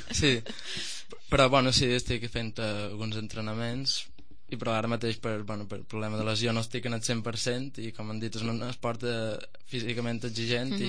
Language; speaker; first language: Catalan; native; Catalan